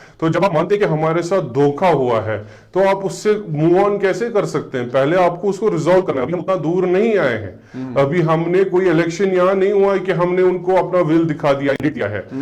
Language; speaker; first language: Urdu; non-native, local second language; Kashmiri